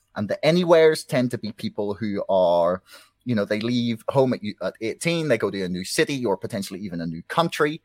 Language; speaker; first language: English; native; English